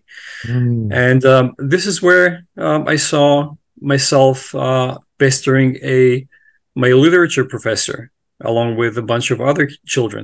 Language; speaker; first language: English; non-native, fluent; Macedonian